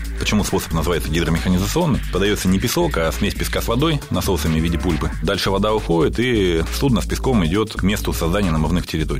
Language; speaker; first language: Russian; native; Russian